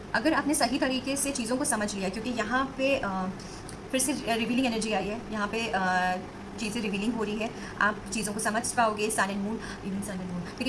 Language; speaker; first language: Hindi; native; Hindi